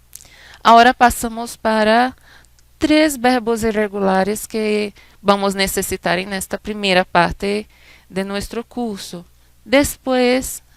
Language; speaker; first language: Spanish; non-native, fluent; Portuguese